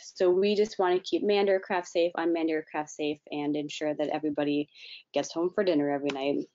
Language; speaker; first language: English; native; English